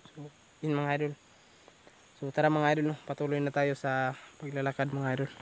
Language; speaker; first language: Filipino; non-native, local second language; Cebuano